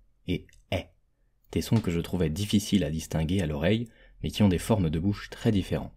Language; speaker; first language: French; non-native, learner; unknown